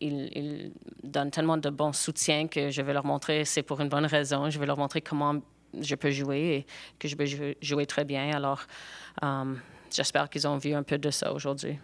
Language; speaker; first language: French; non-native, local second language; English